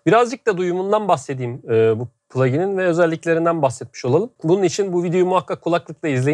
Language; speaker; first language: Turkish; native; Turkish